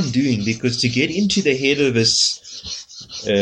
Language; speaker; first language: English; native; English